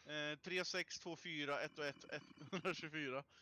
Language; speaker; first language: Swedish; native; Swedish